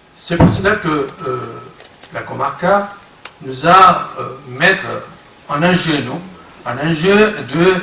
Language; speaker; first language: French; non-native, learner; Spanish